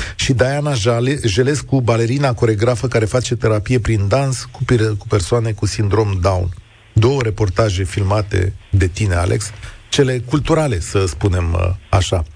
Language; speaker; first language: Romanian; native; Romanian